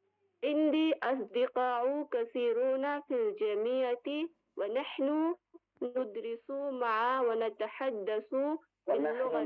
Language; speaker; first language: Arabic; non-native, learner; Bangla